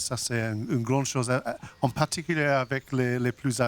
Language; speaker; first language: French; non-native, learner; English